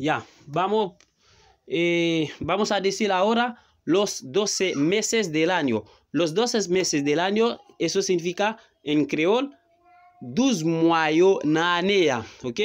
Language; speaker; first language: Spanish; non-native, learner; Haitian Creole